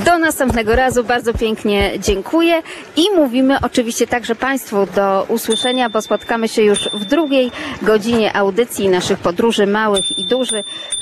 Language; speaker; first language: Polish; native; Polish